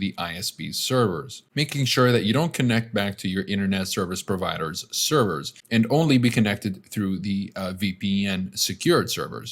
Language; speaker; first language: English; native; English